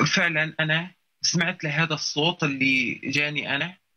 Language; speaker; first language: Arabic; native; Arabic